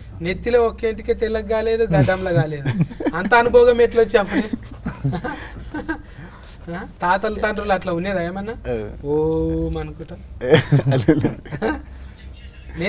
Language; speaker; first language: Telugu; native; Telugu